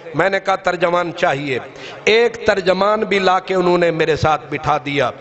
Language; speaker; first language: Urdu; non-native, local second language; Punjabi